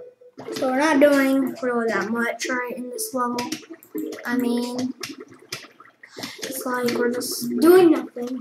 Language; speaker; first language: English; native; English